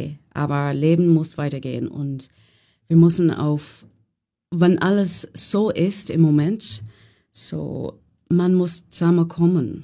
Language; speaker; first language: German; non-native, learner; English